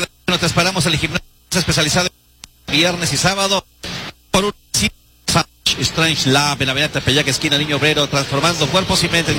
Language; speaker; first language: Spanish; native; Spanish